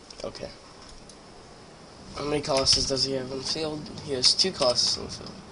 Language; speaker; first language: English; native; English